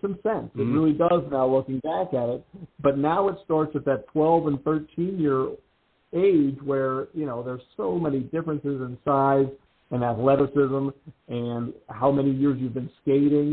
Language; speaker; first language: English; native; English